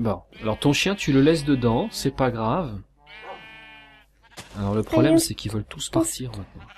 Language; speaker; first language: French; native; French